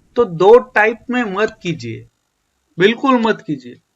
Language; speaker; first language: Hindi; non-native, local second language; Marathi